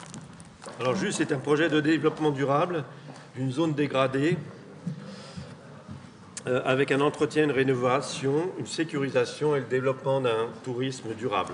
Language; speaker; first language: French; native; French